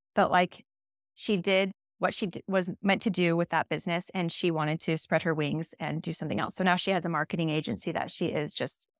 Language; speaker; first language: English; native; English